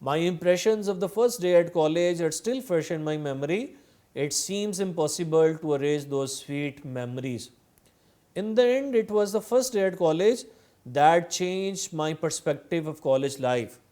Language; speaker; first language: English; non-native, local second language; Urdu